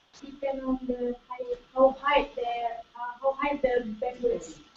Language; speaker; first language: English; non-native, learner; Indonesian